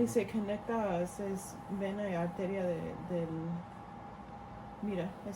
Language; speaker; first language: Spanish; early bilingual, heritage; Spanish